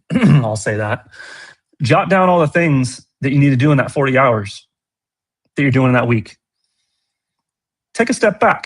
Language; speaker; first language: English; native; English